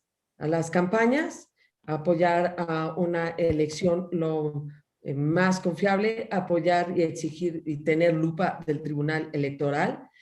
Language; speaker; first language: Spanish; native; Spanish